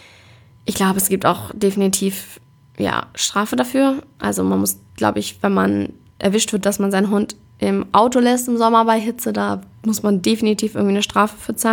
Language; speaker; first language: German; native; German